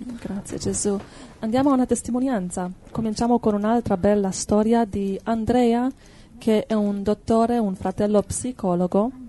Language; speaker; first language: Italian; non-native, fluent; Hungarian